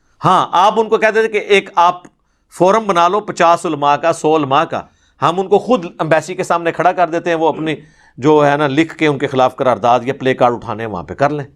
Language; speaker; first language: Urdu; non-native, local second language; Punjabi